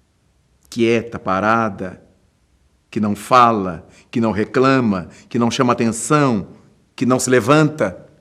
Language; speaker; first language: Portuguese; native; Portuguese